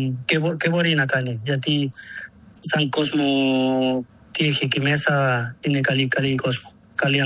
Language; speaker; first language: Greek; non-native, learner; Spanish